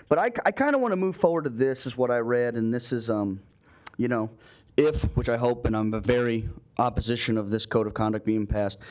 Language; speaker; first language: English; native; English